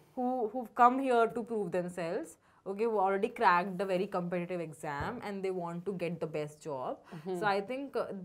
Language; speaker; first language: English; non-native, local second language; Hindi